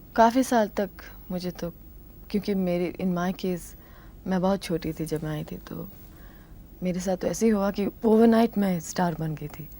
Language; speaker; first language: Hindi; non-native, local second language; Tamil